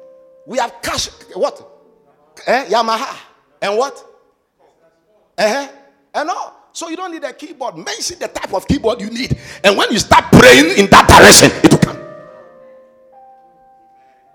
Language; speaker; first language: English; non-native, local second language; Akan